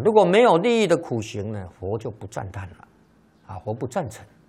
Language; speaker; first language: Chinese; native; Chinese